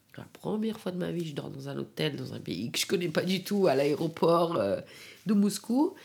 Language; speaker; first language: French; non-native, fluent; Persian